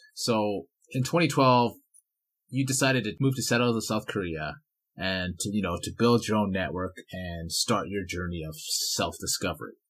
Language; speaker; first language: English; native; English